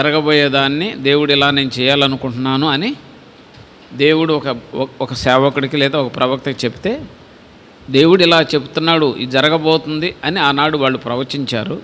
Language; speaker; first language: Telugu; native; Telugu